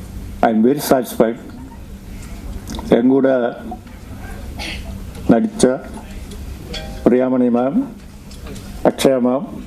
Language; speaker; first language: Tamil; non-native, learner; Malayalam